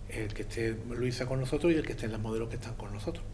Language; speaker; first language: Spanish; native; Spanish